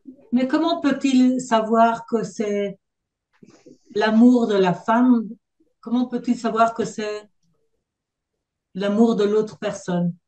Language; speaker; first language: French; non-native, fluent; Spanish